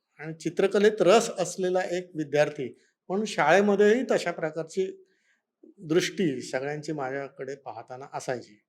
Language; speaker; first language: Marathi; non-native, local second language; Konkani